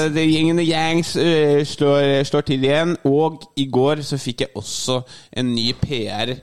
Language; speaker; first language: Norwegian; native; Norwegian